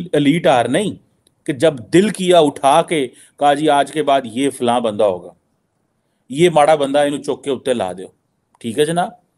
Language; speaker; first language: Urdu; native; Urdu